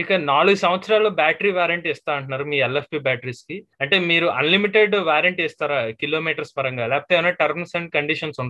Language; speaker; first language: Telugu; native; Telugu